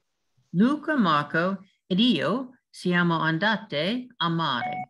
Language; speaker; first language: Italian; non-native, learner; English